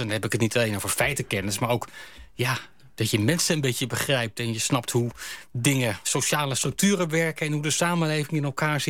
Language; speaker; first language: Dutch; native; Dutch